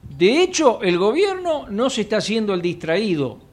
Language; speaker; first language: Spanish; native; Spanish